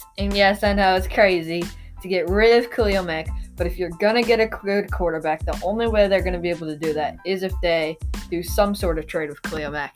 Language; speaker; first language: English; native; English